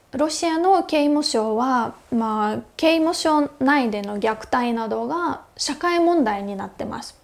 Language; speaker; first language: Japanese; non-native, fluent; Russian